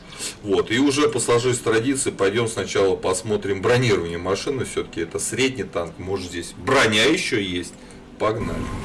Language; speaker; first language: Russian; native; Russian